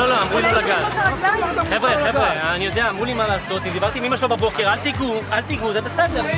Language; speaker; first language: Hebrew; native; Hebrew